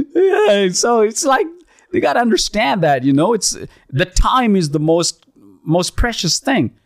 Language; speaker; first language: English; non-native, local second language; Punjabi